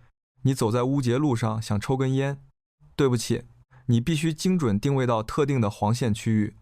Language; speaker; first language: Chinese; native; Chinese